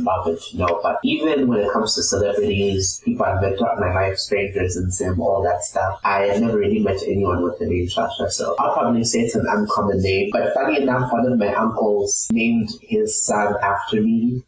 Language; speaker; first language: English; non-native, local second language; Shona